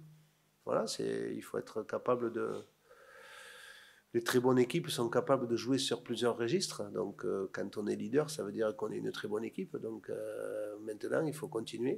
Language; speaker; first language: French; native; French